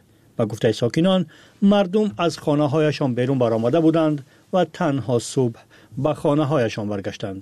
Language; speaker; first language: Persian; native; Persian